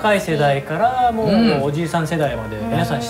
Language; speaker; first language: Japanese; native; Japanese